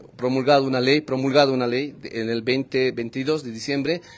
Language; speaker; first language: Spanish; native; Spanish